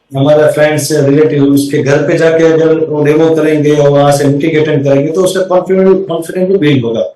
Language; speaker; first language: Hindi; non-native, local second language; Gujarati